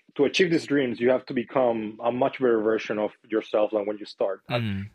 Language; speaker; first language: English; non-native, fluent; Spanish